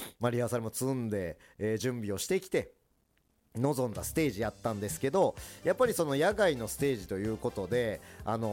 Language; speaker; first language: Japanese; early bilingual, other home language; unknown